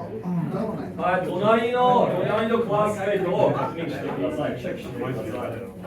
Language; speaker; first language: Japanese; non-native, learner; English